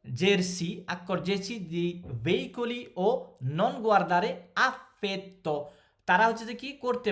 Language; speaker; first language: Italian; non-native, fluent; Bangla